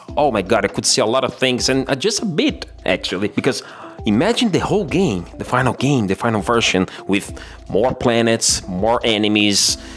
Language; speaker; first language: English; non-native, fluent; Portuguese